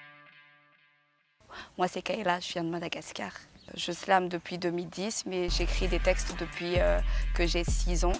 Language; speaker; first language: French; non-native, local second language; Malagasy